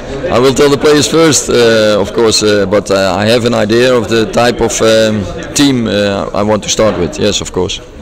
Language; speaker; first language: English; non-native, fluent; Dutch